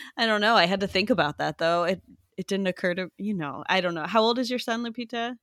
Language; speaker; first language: English; native; English